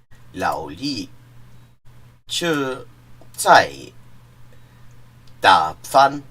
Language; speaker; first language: Chinese; non-native, learner; English